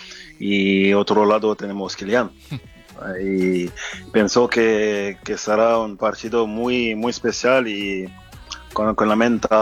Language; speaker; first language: Spanish; non-native, fluent; French